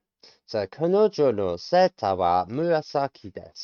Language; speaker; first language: Japanese; non-native, learner; English